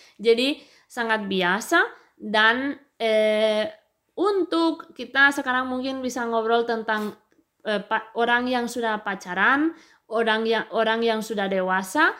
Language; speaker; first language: Indonesian; non-native, fluent; Spanish